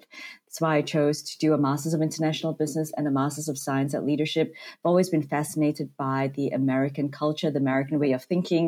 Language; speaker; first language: English; non-native, local second language; Cantonese